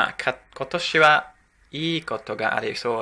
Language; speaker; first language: Japanese; non-native, learner; English